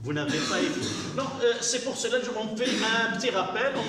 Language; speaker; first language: French; non-native, local second language; Arabic